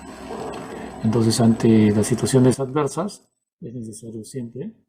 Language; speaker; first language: Spanish; native; Spanish